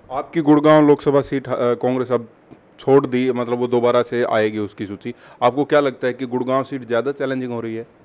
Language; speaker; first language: Hindi; native; Hindi